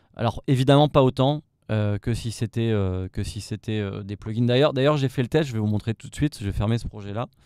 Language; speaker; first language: French; native; French